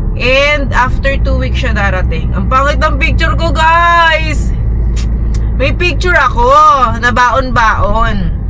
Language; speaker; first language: Filipino; native; Filipino